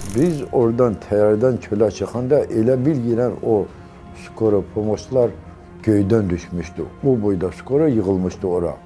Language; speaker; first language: Azerbaijani; non-native, local second language; Avaric